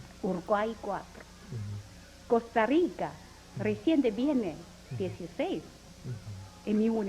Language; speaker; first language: Spanish; non-native, learner; Chinese